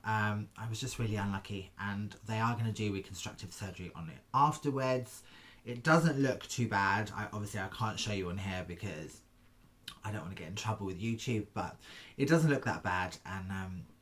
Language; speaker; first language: English; native; English